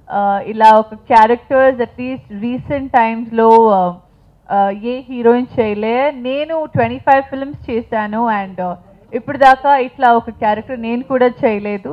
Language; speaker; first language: Telugu; non-native, fluent; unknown